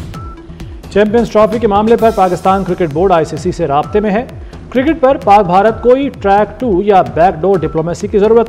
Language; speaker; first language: Urdu; native; Urdu